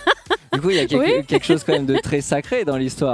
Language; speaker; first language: French; native; French